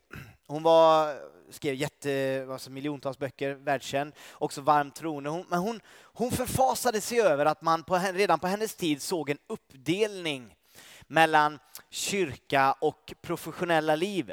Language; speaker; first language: Swedish; native; Swedish